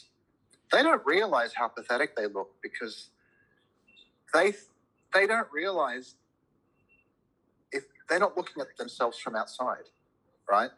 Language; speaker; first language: English; native; English